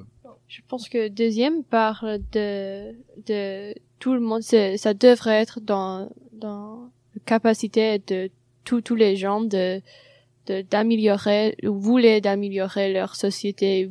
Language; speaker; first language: French; non-native, fluent; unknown